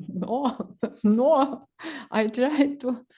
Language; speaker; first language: English; non-native, learner; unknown